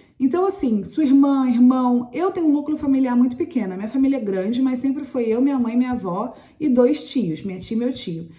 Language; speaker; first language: Portuguese; native; Portuguese